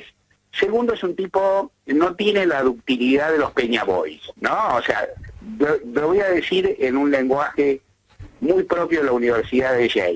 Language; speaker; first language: Spanish; native; Spanish